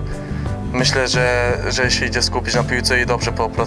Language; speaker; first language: Polish; early bilingual, heritage; Polish